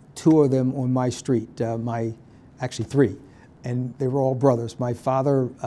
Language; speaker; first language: English; native; English